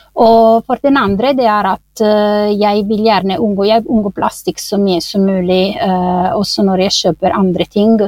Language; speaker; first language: Norwegian; non-native, fluent; Italian